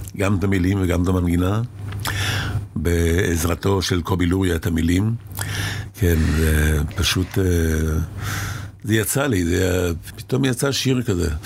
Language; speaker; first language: Hebrew; early bilingual, other home language; Arabic